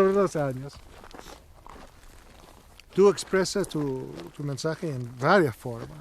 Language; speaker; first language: Spanish; non-native, learner; English